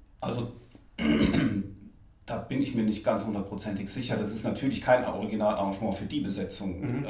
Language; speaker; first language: German; native; German